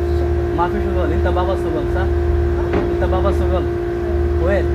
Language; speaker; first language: Arabic; non-native, learner; Bangla